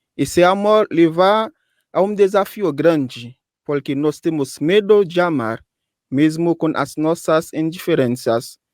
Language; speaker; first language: Portuguese; non-native, fluent; Haitian Creole